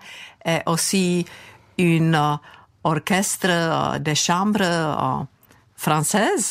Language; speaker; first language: French; non-native, fluent; Czech